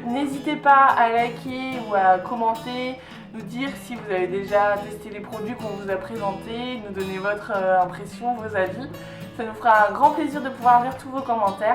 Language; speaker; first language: French; native; French